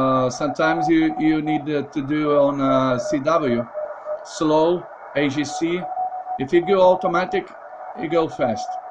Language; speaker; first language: English; non-native, learner; Portuguese